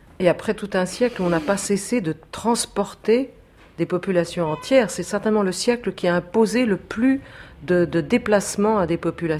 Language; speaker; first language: French; native; French